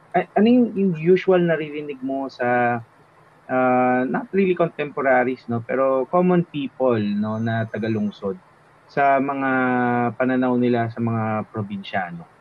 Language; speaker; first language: Filipino; native; Filipino